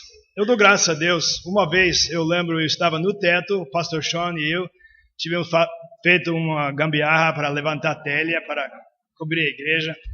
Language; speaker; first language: Portuguese; non-native, fluent; English